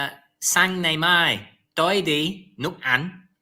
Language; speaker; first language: Vietnamese; non-native, learner; English